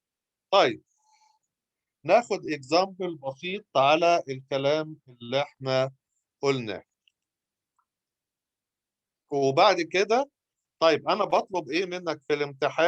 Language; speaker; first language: Arabic; native; Arabic